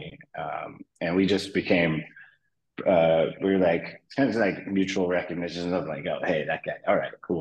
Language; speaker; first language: English; native; English